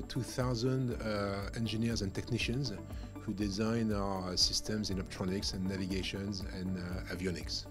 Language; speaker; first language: English; non-native, fluent; French